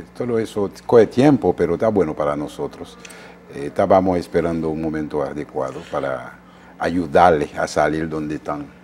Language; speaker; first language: Spanish; non-native, fluent; Haitian Creole